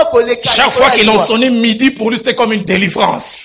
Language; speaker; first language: French; non-native, local second language; Lingala